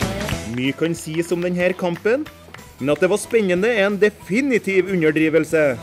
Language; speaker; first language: Norwegian; native; Norwegian